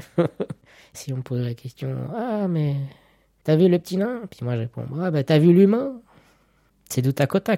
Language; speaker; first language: French; native; French